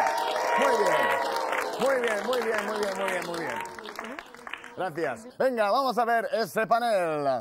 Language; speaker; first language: Spanish; native; Spanish